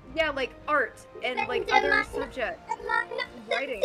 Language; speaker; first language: English; native; English